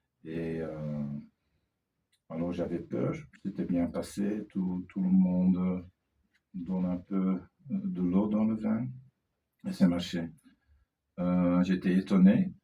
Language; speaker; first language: French; non-native, fluent; Dutch